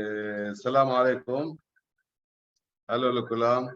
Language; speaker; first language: Hebrew; non-native, local second language; Arabic